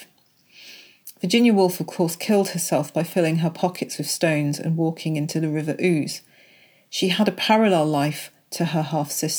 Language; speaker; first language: English; native; English